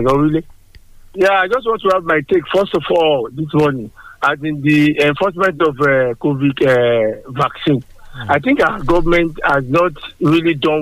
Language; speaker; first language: English; non-native, local second language; Yoruba